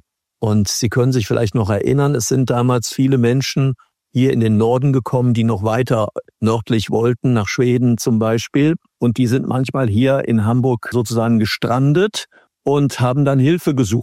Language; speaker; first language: German; native; German